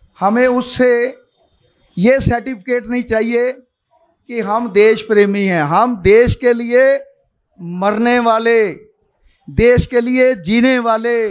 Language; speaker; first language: Hindi; non-native, local second language; Punjabi